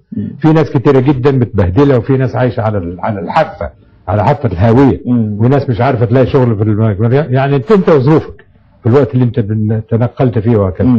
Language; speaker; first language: Arabic; native; Arabic